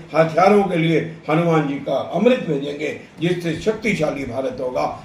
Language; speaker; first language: Hindi; non-native, local second language; Punjabi